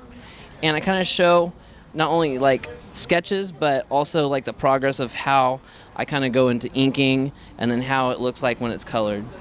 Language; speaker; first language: English; native; English